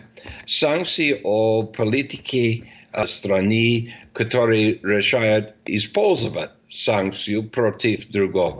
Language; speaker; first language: Russian; non-native, fluent; English